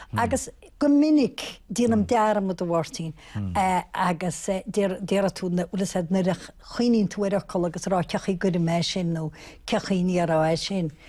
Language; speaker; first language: Irish; native; Irish